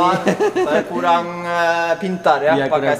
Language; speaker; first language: Indonesian; non-native, learner; Norwegian